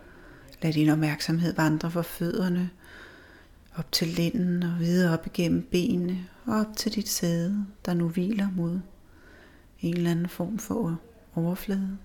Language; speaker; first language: Danish; native; Danish